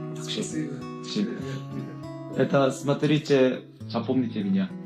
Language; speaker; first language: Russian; non-native, learner; Korean